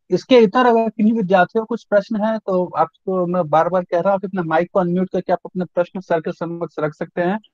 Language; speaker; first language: Hindi; native; Hindi